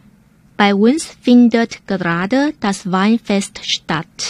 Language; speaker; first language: German; non-native, fluent; Chinese